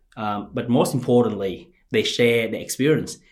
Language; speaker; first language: English; non-native, fluent; Vietnamese